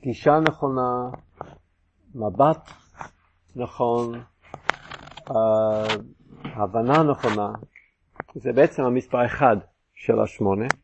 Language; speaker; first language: Hebrew; non-native, fluent; English